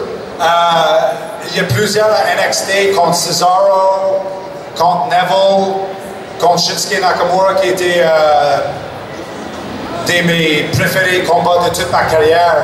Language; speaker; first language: French; non-native, local second language; English